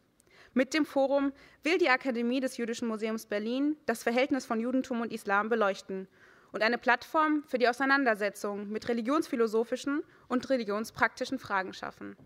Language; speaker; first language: German; native; German